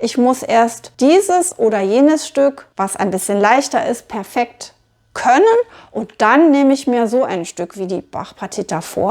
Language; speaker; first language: German; native; German